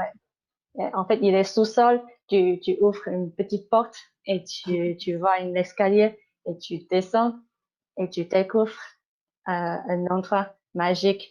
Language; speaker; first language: French; non-native, fluent; Chinese